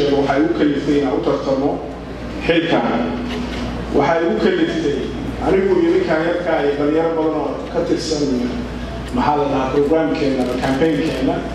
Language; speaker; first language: Somali; early bilingual, heritage; Somali